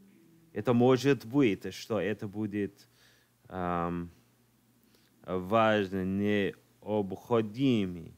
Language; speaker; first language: Russian; non-native, learner; English